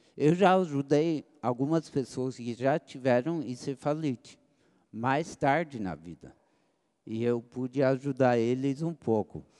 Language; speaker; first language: Portuguese; early bilingual, other home language; English